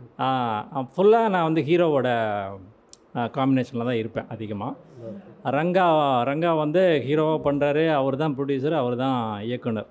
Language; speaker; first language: Tamil; native; Tamil